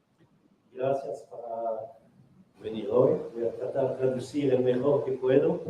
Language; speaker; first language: Spanish; non-native, fluent; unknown